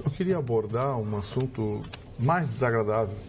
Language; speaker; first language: Portuguese; native; Portuguese